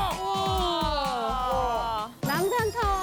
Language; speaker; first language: Korean; native; Korean